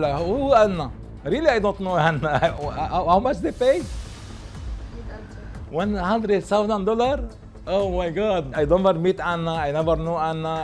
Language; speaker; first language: English; non-native, learner; Arabic